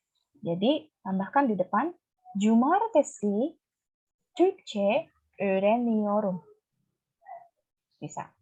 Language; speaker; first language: Turkish; non-native, fluent; Indonesian